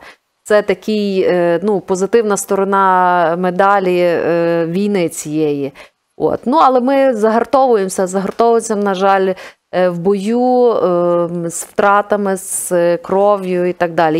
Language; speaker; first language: Ukrainian; native; Ukrainian